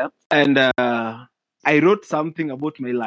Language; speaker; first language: English; non-native, local second language; Luo (Kenya and Tanzania)